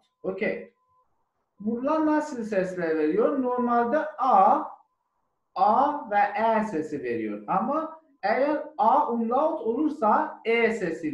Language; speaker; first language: Turkish; non-native, learner; German